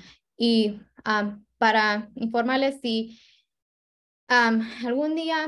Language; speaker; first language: Spanish; early bilingual, heritage; Spanish